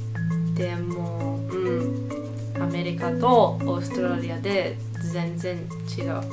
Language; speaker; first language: Japanese; non-native, learner; English